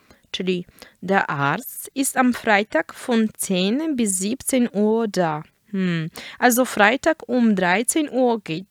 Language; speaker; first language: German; non-native, fluent; Polish